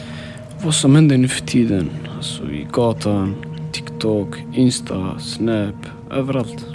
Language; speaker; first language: Swedish; early bilingual, other home language; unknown